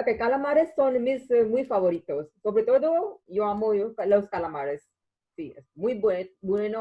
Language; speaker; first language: Spanish; non-native, learner; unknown